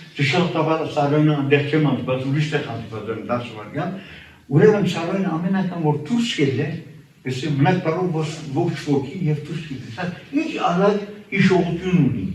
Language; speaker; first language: Armenian; early bilingual, heritage; Armenian